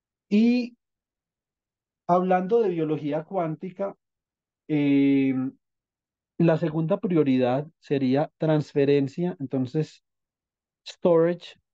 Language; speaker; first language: Spanish; native; Spanish